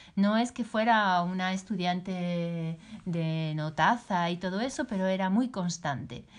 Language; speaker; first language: Spanish; native; Spanish